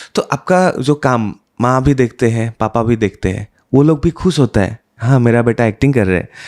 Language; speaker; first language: Hindi; non-native, local second language; Assamese